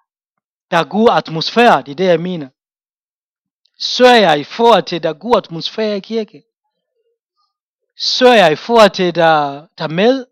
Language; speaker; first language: Danish; non-native, fluent; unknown